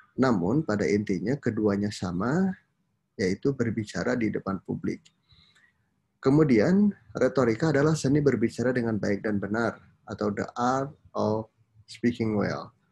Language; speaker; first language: Indonesian; non-native, local second language; Sundanese